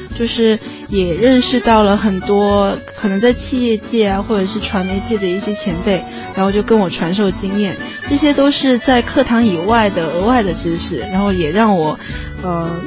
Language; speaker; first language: Chinese; non-native, local second language; Cantonese